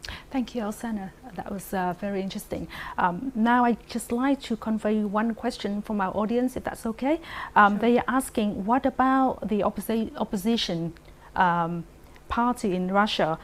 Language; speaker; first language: English; non-native, fluent; Vietnamese